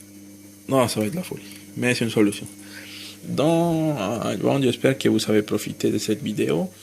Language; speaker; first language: French; non-native, fluent; Spanish